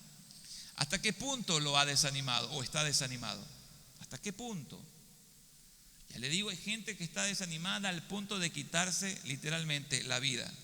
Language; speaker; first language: Spanish; native; Spanish